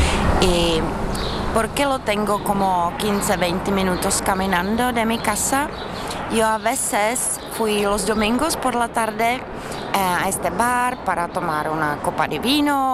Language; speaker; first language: Spanish; non-native, fluent; Czech